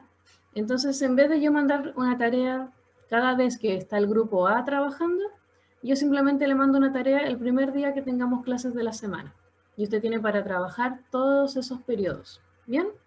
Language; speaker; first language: Spanish; native; Spanish